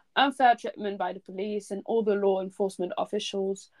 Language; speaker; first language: English; early bilingual, other home language; French